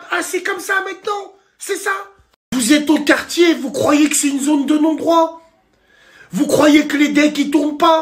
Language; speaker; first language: French; native; French